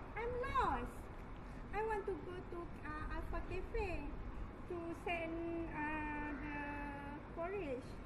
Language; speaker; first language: English; non-native, local second language; Malay